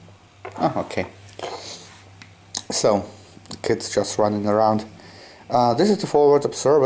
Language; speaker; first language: English; non-native, fluent; German